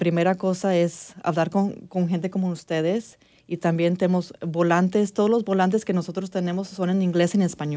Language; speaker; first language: Spanish; early bilingual, heritage; English